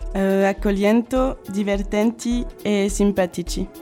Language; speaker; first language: Italian; non-native, learner; French